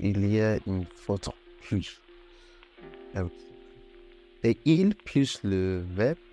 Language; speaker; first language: French; non-native, fluent; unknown